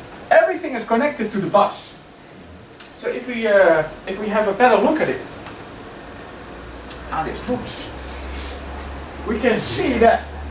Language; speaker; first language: English; non-native, fluent; Dutch